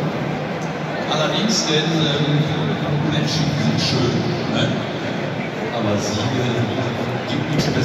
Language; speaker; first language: German; native; German